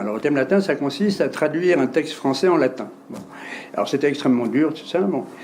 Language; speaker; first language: French; native; French